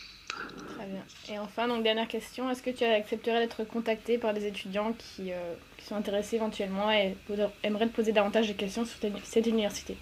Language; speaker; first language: French; native; French